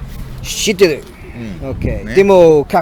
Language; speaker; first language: Japanese; non-native, learner; English